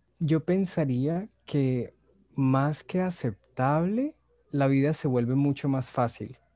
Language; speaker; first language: Spanish; native; Spanish